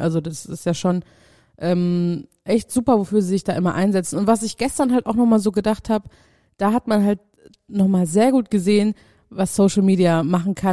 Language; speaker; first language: German; native; German